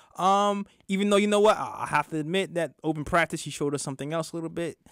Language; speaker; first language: English; native; English